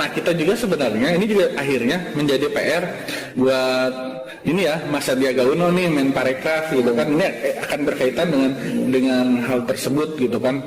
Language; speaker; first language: Indonesian; native; Indonesian